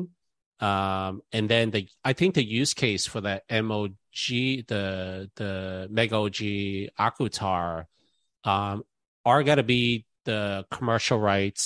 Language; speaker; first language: English; native; English